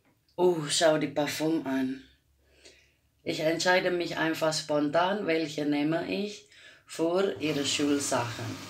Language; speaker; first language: German; non-native, learner; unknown